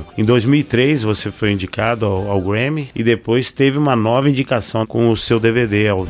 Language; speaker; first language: Portuguese; native; Portuguese